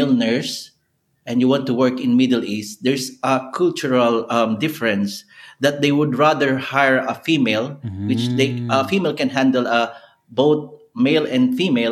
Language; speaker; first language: English; non-native, local second language; Bikol